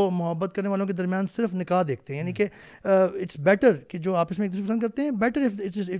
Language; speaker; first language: Urdu; native; Urdu